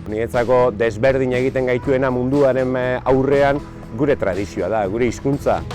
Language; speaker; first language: Basque; native; Basque